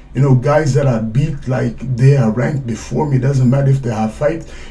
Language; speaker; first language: English; non-native, fluent; Swedish